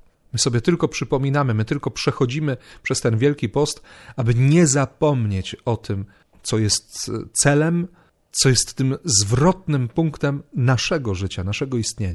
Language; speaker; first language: Polish; native; Polish